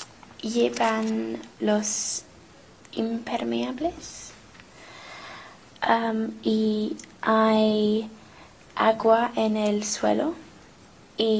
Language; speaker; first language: Spanish; non-native, learner; English